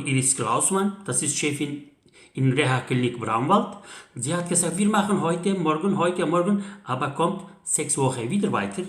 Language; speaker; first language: German; non-native, learner; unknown